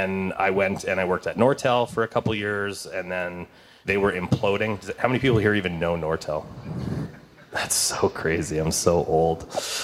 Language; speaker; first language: English; native; English